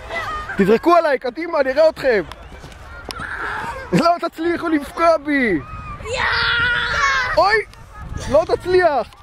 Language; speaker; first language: Hebrew; native; Hebrew